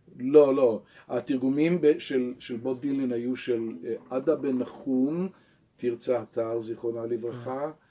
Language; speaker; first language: Hebrew; non-native, local second language; English